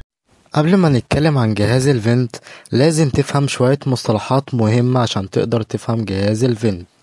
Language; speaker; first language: Arabic; native; Arabic